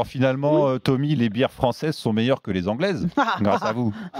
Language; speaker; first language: French; native; French